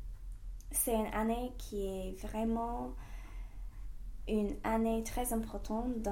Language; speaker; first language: French; non-native, fluent; English